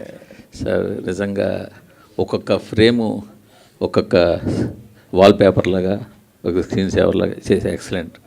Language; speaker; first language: Telugu; native; Telugu